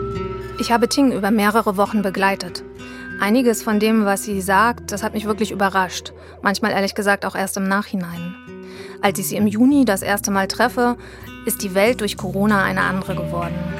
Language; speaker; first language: German; native; German